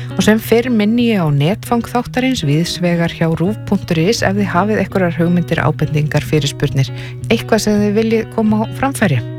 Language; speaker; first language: Icelandic; native; Icelandic